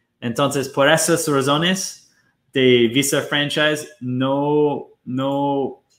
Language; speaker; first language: Spanish; non-native, fluent; Portuguese